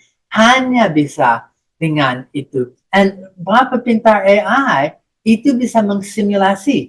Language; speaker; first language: Indonesian; non-native, fluent; English